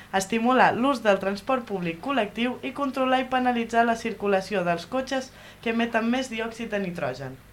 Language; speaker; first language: Catalan; native; Catalan